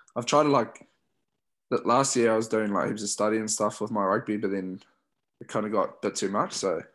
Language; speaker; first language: English; native; English